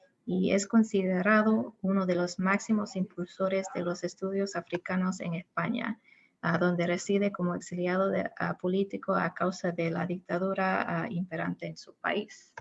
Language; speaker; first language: Spanish; non-native, learner; English